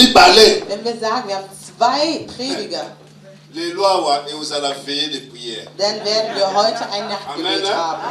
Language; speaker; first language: German; non-native, fluent; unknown